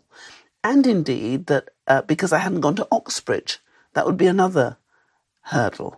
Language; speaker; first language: English; native; English